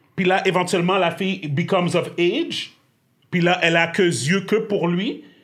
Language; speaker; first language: French; native; French